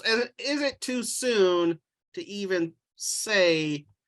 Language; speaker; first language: English; native; English